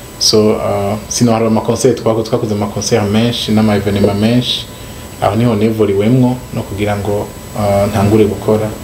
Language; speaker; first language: Rundi; native; Rundi